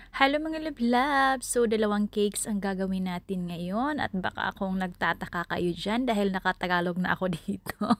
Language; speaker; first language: Filipino; non-native, local second language; Cebuano